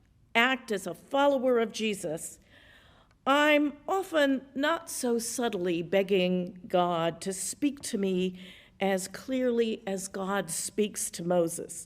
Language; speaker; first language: English; native; English